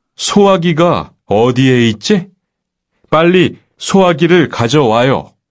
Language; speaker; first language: Korean; native; Korean